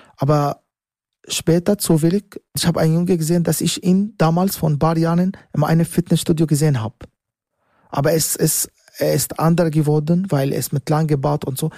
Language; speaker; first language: German; non-native, learner; Arabic